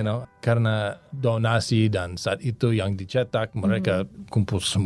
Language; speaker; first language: Indonesian; non-native, learner; English